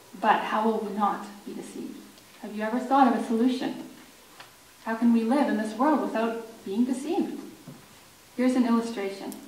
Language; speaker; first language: English; native; English